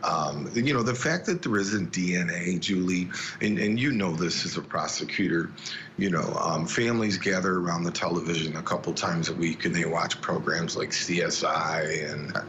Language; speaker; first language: English; native; English